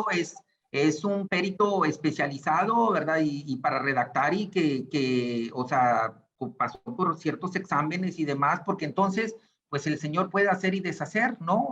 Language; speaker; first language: Spanish; native; Spanish